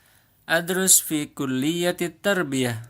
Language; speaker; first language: Arabic; non-native, fluent; Indonesian